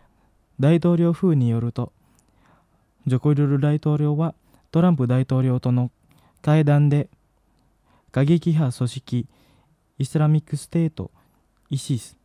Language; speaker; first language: Japanese; non-native, fluent; Indonesian